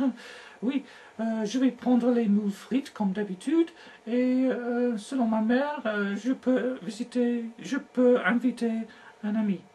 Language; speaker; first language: French; non-native, learner; English